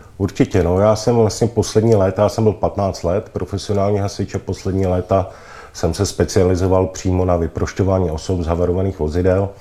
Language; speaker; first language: Czech; native; Czech